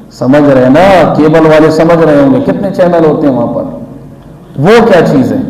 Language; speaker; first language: Urdu; non-native, local second language; Pashto